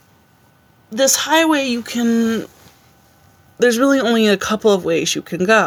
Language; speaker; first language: English; native; English